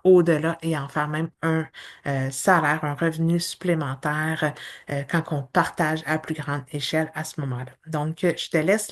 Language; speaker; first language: French; native; French